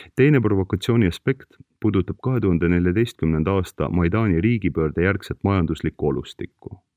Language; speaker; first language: Estonian; native; Estonian